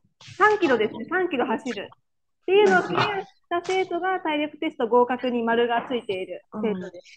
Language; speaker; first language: Japanese; native; Japanese